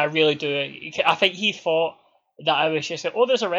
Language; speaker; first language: English; native; English